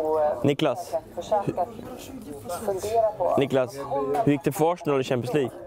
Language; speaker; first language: Swedish; native; Swedish